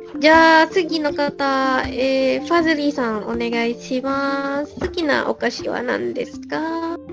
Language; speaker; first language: Japanese; non-native, learner; Malay